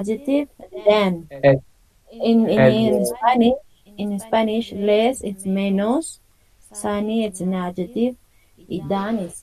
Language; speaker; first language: English; non-native, fluent; Spanish